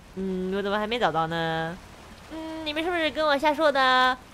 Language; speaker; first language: Chinese; early bilingual, heritage; Chinese